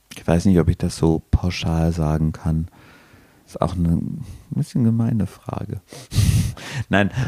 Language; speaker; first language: German; native; German